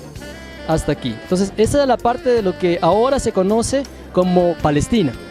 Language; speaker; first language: Spanish; native; Spanish